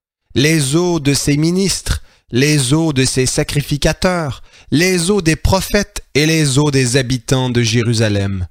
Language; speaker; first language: French; native; French